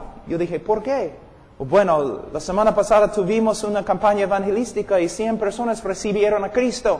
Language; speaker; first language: Spanish; non-native, fluent; English